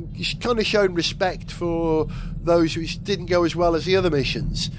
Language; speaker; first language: English; native; English